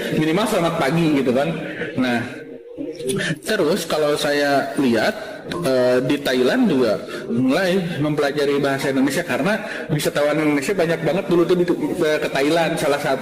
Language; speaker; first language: Indonesian; native; Indonesian